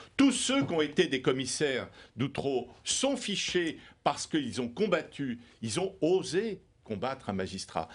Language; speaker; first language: French; native; French